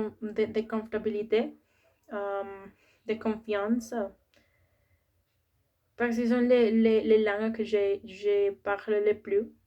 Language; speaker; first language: French; non-native, learner; Spanish